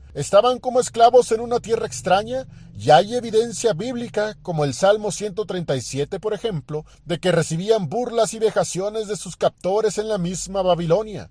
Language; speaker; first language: Spanish; native; Spanish